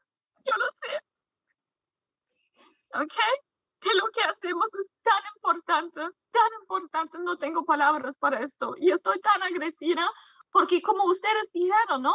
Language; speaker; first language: Spanish; non-native, fluent; German